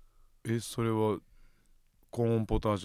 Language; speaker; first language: Japanese; native; Japanese